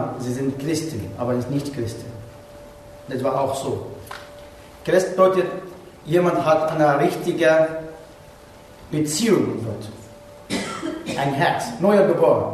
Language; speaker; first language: German; non-native, learner; Arabic